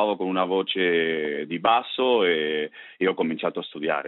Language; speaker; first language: Italian; non-native, fluent; Spanish